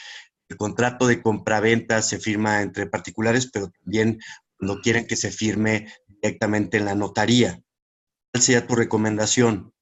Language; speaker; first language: Spanish; native; Spanish